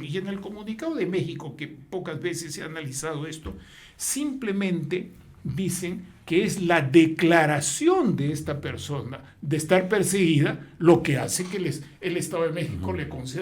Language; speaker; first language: Spanish; native; Spanish